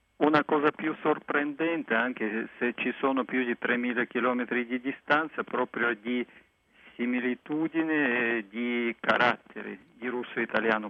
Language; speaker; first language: Italian; non-native, fluent; Russian